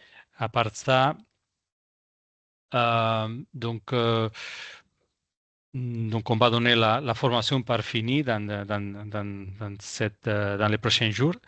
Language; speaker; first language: French; non-native, fluent; Spanish